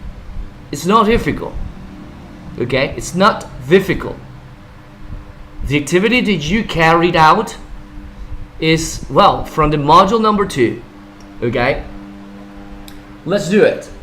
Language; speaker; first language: English; non-native, fluent; Spanish